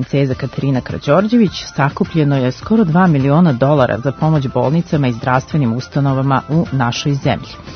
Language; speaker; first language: Serbian; native; Serbian